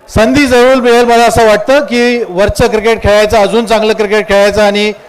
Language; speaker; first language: Marathi; native; Marathi